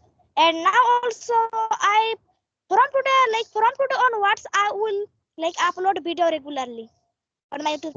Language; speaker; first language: English; non-native, learner; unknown